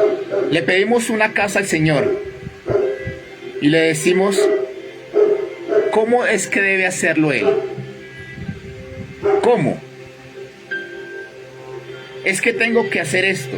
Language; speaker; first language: Spanish; native; Spanish